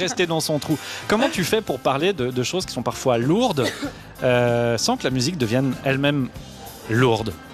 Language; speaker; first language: French; native; French